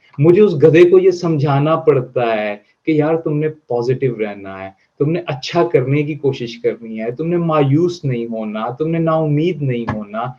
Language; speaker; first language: Urdu; native; Urdu